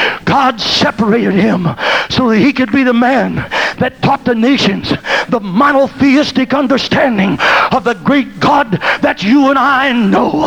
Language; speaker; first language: English; native; English